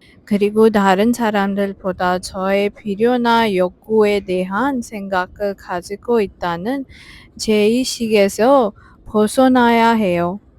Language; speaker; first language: Korean; non-native, fluent; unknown